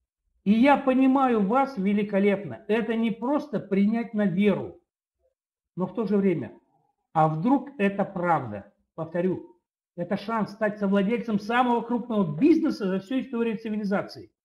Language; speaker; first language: Russian; native; Russian